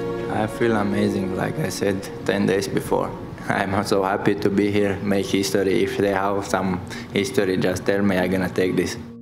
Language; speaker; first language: English; non-native, learner; Chechen